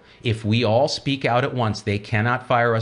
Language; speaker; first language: English; native; English